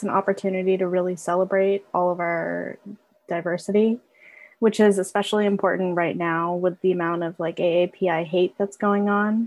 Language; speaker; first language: English; native; English